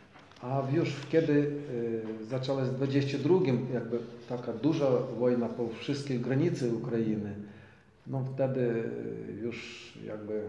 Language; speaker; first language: Polish; non-native, learner; Ukrainian